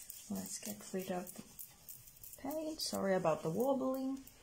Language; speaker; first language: English; non-native, fluent; Finnish